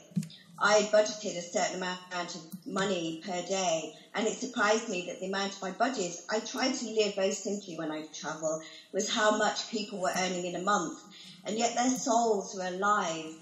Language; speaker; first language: English; native; English